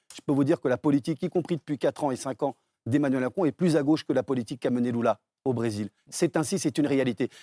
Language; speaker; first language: French; early bilingual, other home language; Portuguese